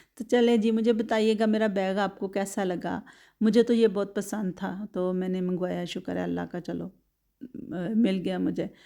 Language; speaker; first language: Urdu; native; Urdu